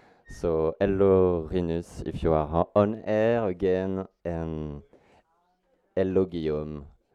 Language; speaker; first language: English; non-native, fluent; French